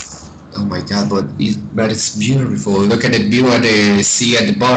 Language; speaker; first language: English; non-native, fluent; Spanish